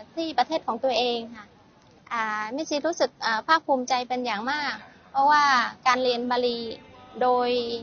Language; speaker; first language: Thai; non-native, fluent; Vietnamese